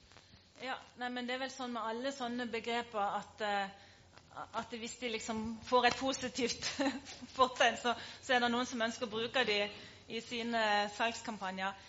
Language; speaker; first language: Norwegian; native; Norwegian